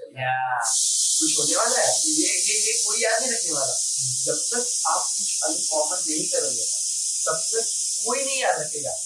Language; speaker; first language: Hindi; non-native, local second language; Marathi